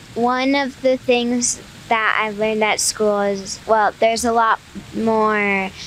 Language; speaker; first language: English; native; English